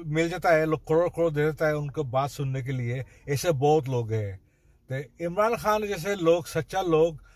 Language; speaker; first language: Hindi; non-native, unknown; Bangla